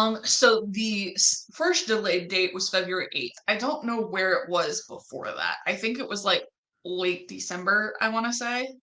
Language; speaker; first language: English; native; English